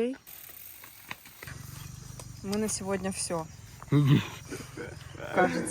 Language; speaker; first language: Russian; native; Russian